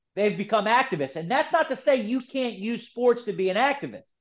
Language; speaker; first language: English; native; English